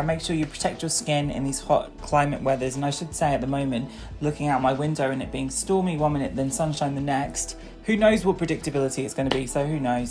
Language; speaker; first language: English; native; English